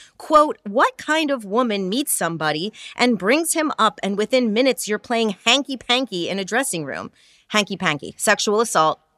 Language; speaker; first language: English; native; English